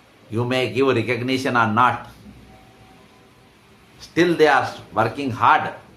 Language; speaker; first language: English; non-native, local second language; Telugu